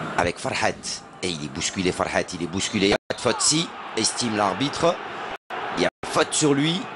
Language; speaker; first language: French; non-native, local second language; Arabic